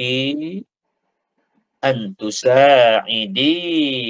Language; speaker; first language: Arabic; non-native, fluent; Malay